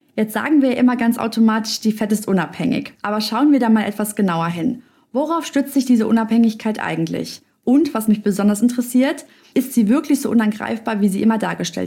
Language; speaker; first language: German; native; German